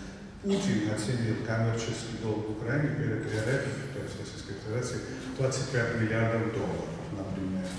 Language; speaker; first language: Russian; non-native, fluent; Georgian